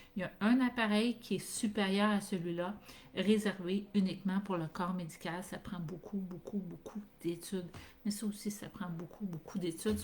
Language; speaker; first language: French; native; French